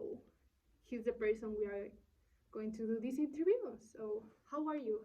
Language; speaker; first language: English; non-native, learner; Spanish